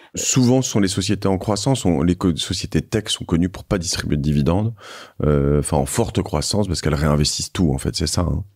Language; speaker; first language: French; native; French